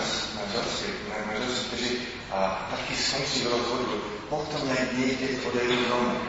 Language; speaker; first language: Czech; non-native, fluent; English